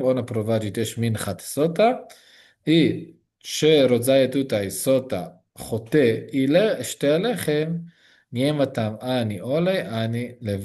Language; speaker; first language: Polish; non-native, learner; Hebrew